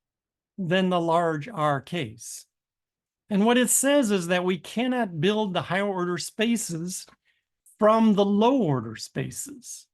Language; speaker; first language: English; native; English